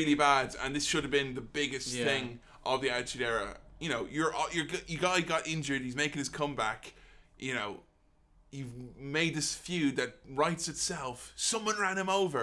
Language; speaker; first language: English; native; English